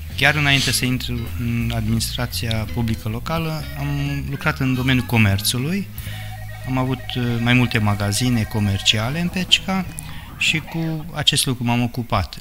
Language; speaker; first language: Romanian; non-native, local second language; Hungarian